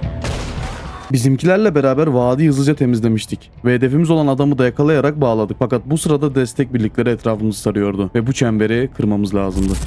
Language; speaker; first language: Turkish; native; Turkish